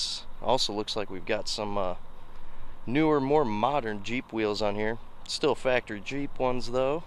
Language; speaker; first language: English; native; English